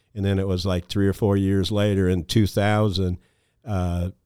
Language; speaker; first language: English; native; English